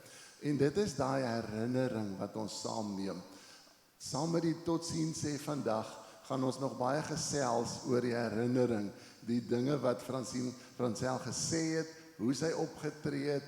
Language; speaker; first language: Afrikaans; native; Afrikaans